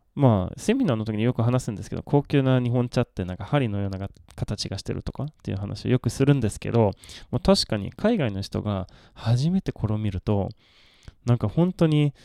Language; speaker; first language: Japanese; non-native, fluent; Swedish